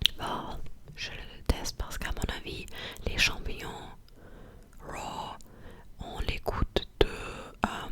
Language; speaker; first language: French; non-native, fluent; English